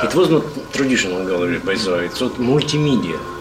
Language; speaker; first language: English; non-native, learner; Russian